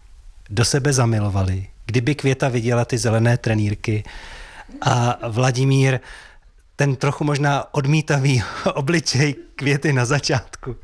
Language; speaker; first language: Czech; native; Czech